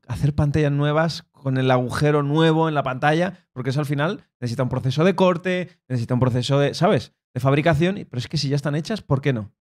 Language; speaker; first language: Spanish; native; Spanish